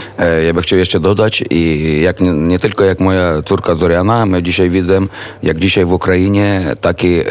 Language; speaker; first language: Polish; non-native, learner; Ukrainian